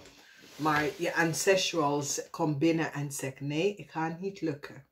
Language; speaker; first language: Dutch; non-native, fluent; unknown